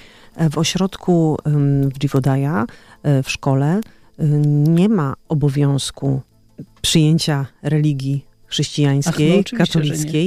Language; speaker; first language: Polish; native; Polish